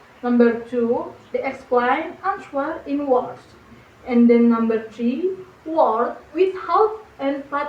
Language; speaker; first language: English; non-native, learner; Indonesian